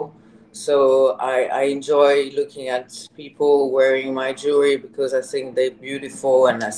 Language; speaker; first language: English; non-native, fluent; French